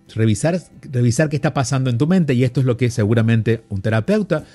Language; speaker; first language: Spanish; native; Spanish